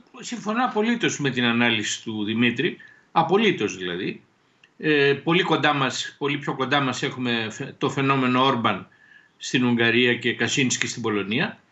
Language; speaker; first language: Greek; native; Greek